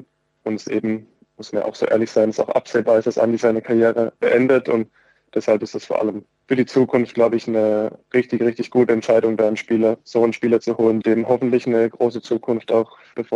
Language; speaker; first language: German; native; German